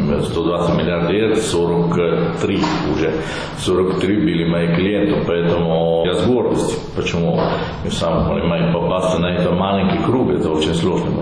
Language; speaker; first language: Russian; non-native, learner; Italian